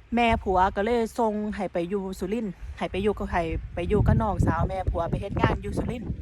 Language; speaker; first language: Thai; native; Thai